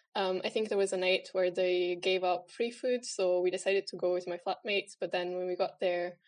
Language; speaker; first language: English; non-native, fluent; Italian